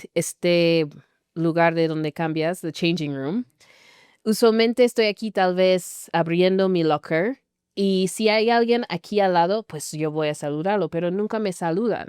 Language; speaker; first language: Spanish; non-native, fluent; English